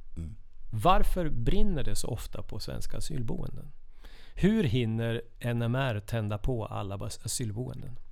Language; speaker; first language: Swedish; native; Swedish